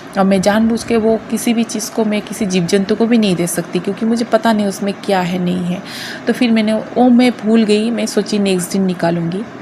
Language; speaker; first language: Hindi; non-native, local second language; Bangla